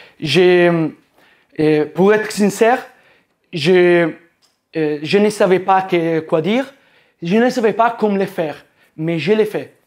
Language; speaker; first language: French; non-native, learner; Italian